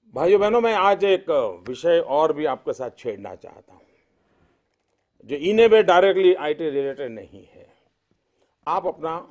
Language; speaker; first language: Hindi; non-native, local second language; Gujarati